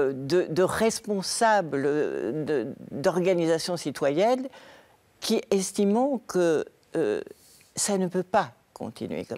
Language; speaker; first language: French; native; French